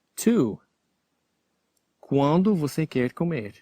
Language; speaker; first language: Portuguese; non-native, fluent; English